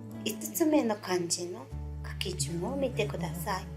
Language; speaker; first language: Japanese; non-native, fluent; Mongolian